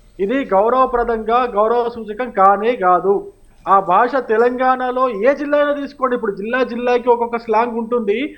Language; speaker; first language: Telugu; native; Telugu